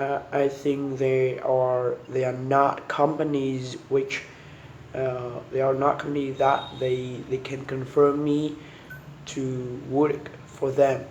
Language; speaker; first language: English; non-native, learner; Vietnamese